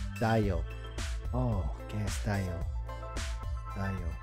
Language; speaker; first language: Spanish; non-native, learner; English